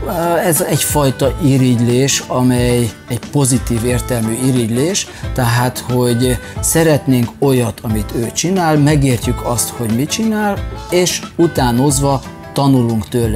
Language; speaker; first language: Hungarian; native; Hungarian